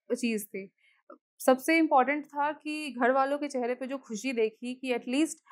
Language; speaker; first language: Hindi; native; Hindi